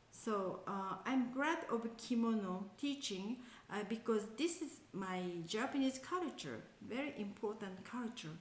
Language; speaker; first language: English; non-native, learner; Japanese